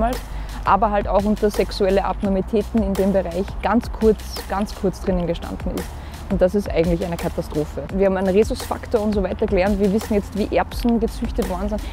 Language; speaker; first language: German; native; German